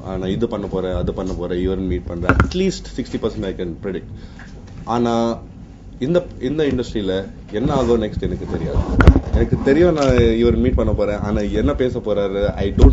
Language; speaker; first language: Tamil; non-native, learner; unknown